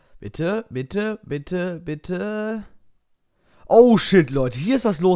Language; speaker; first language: German; native; German